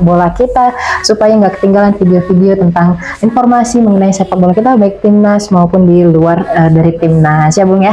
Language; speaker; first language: Indonesian; native; Indonesian